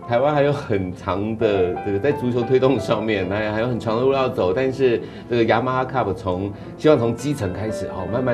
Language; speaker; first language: Chinese; native; Chinese